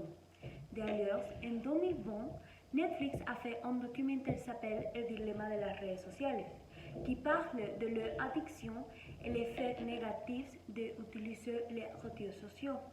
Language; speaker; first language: French; non-native, learner; Spanish